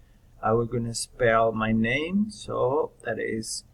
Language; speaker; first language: English; non-native, learner; Spanish